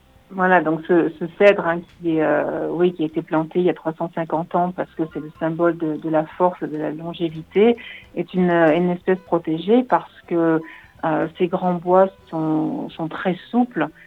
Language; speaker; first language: French; native; French